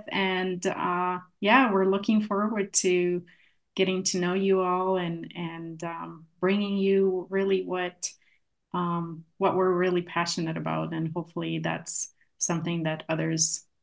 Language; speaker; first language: English; non-native, fluent; Polish